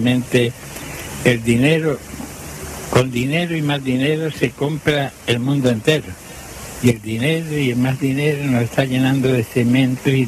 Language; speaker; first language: Spanish; native; Spanish